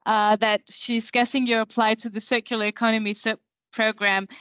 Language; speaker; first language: English; non-native, fluent; Danish